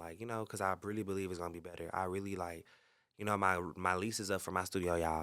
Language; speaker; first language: English; native; English